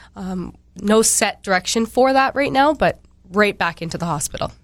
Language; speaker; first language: English; native; English